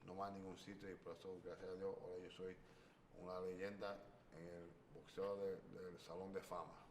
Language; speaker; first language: Spanish; early bilingual, other home language; English